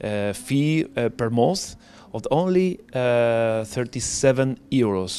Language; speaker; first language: English; non-native, learner; Spanish